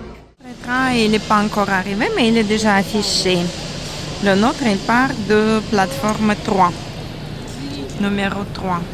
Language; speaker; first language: French; non-native, fluent; Russian